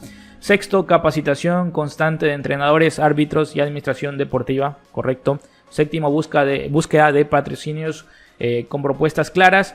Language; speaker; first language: Spanish; native; Spanish